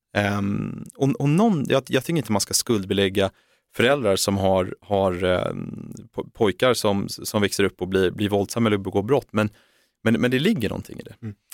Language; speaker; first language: Swedish; native; Swedish